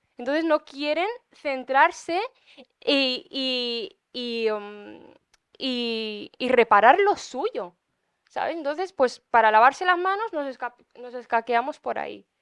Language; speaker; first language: Spanish; early bilingual, other home language; Arabic